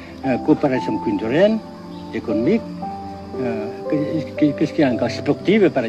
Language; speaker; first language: French; non-native, local second language; Vietnamese